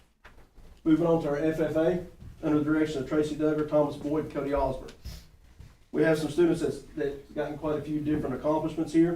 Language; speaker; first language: English; native; English